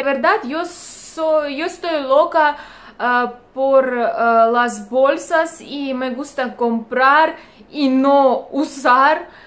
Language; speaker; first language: Spanish; non-native, learner; Russian